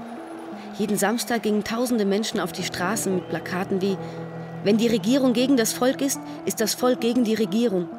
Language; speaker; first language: German; native; German